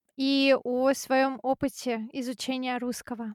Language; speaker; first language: Russian; non-native, fluent; English